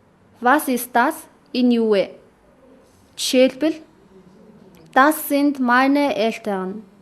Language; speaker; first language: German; non-native, fluent; Mongolian